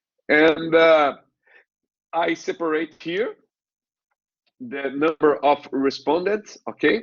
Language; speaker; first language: English; non-native, learner; Portuguese